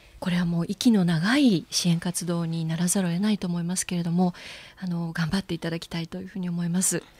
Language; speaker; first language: Japanese; native; Japanese